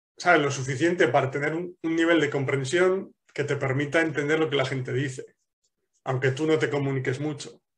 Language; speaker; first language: Spanish; native; Spanish